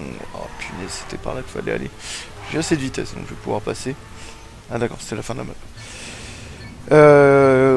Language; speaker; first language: French; native; French